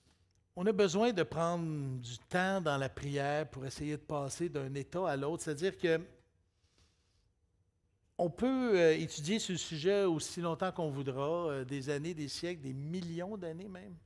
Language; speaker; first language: French; native; French